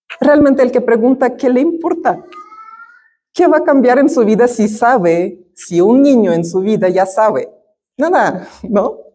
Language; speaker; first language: Spanish; non-native, fluent; Russian